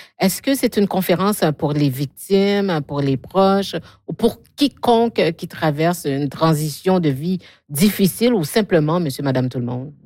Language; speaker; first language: French; native; French